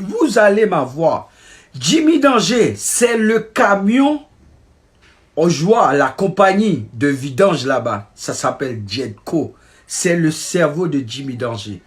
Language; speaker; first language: French; non-native, local second language; Haitian Creole